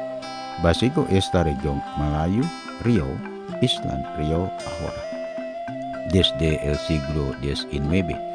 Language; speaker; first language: Spanish; non-native, learner; Indonesian